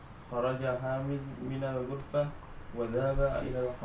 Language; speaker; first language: Arabic; non-native, learner; Indonesian